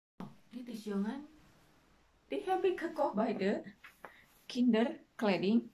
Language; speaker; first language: Dutch; non-native, learner; Indonesian